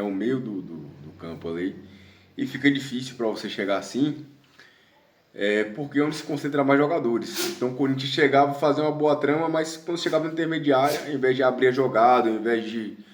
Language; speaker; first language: Portuguese; native; Portuguese